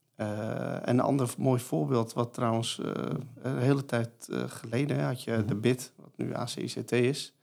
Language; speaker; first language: Dutch; non-native, fluent; Persian